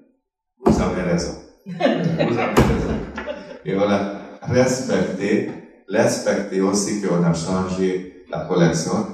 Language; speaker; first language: French; non-native, fluent; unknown